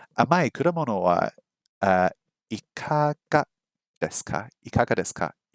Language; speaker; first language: Japanese; non-native, learner; English